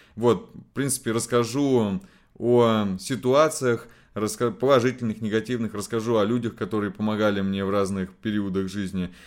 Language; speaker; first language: Russian; native; Russian